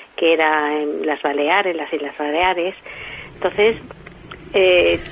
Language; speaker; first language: Spanish; native; Spanish